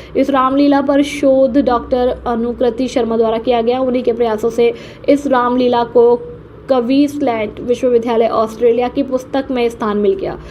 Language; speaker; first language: Hindi; native; Hindi